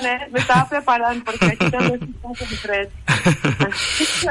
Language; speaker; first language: Catalan; non-native, fluent; Portuguese